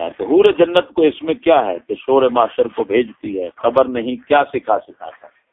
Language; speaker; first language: Urdu; non-native, local second language; Punjabi